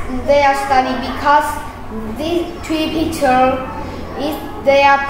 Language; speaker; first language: English; non-native, learner; Vietnamese